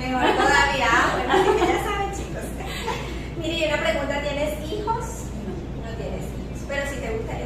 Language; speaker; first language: Spanish; native; Spanish